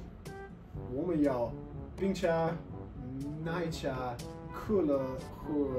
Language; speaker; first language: Chinese; non-native, learner; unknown